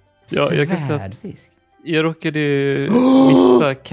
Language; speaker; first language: Swedish; native; Swedish